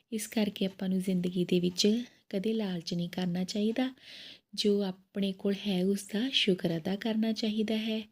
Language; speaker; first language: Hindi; non-native, local second language; Punjabi